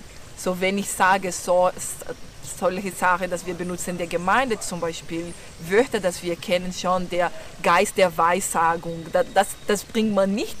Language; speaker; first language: German; non-native, learner; Portuguese